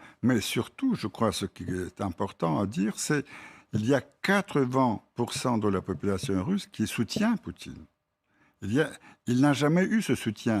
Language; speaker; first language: French; non-native, fluent; Russian